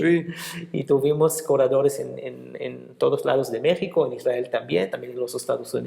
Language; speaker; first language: Spanish; non-native, fluent; Hebrew